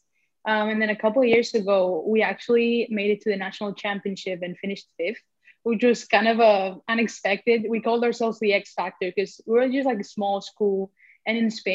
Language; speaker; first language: English; non-native, fluent; Spanish